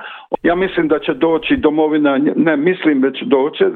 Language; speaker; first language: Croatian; early bilingual, other home language; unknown